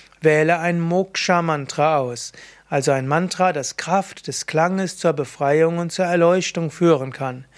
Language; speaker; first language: German; native; German